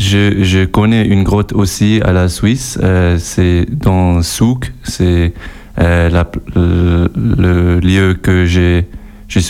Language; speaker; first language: French; non-native, learner; German